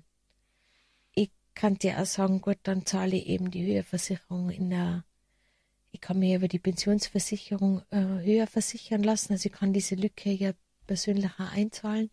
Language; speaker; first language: German; native; German